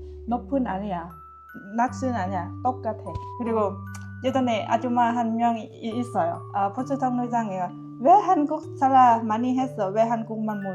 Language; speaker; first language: Korean; non-native, learner; Lao